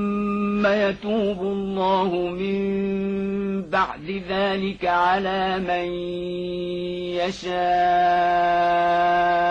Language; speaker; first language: Arabic; native; Arabic